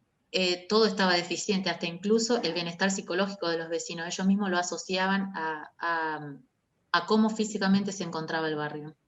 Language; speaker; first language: Spanish; native; Spanish